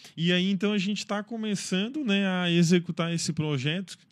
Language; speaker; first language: Portuguese; native; Portuguese